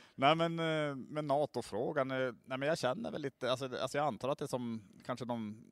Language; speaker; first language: Swedish; native; Swedish